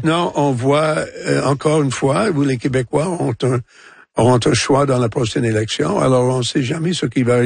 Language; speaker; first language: French; non-native, local second language; English